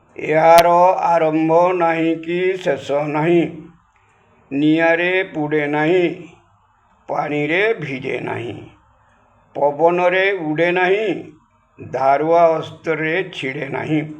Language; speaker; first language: Odia; non-native, local second language; Santali